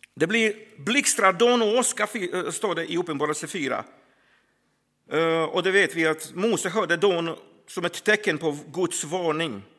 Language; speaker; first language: Swedish; non-native, fluent; Croatian